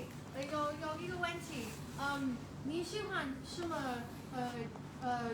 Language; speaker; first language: Chinese; non-native, learner; English